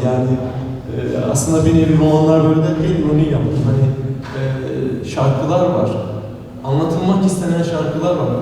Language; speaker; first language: Turkish; non-native, local second language; Romany